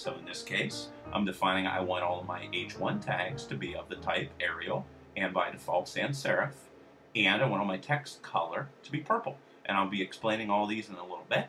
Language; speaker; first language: English; native; English